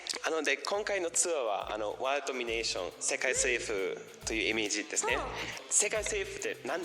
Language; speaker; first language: Japanese; non-native, fluent; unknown